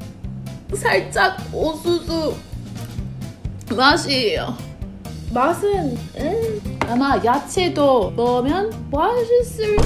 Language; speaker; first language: Korean; non-native, fluent; English